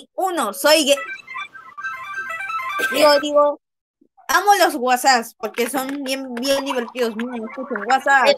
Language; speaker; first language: Spanish; native; Spanish